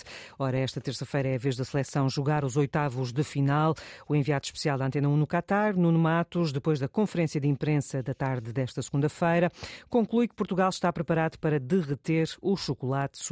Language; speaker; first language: Portuguese; native; Portuguese